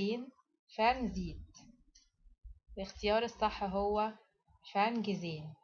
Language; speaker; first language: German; non-native, fluent; Arabic